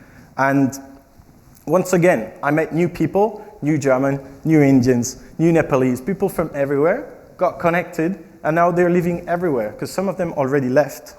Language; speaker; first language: English; non-native, fluent; French